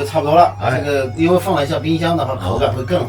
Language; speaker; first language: Chinese; native; Chinese